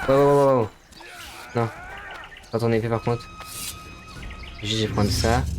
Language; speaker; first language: French; native; French